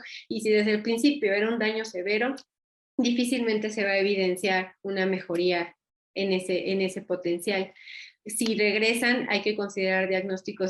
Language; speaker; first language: Spanish; native; Spanish